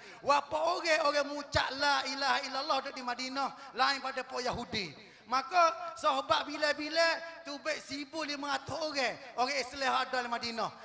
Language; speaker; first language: Malay; native; Malay